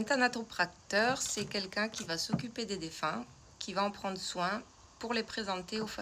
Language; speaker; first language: French; native; French